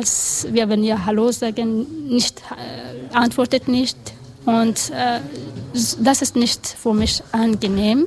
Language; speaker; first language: German; non-native, learner; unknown